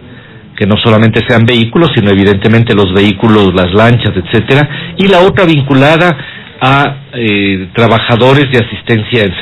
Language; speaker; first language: Spanish; native; Spanish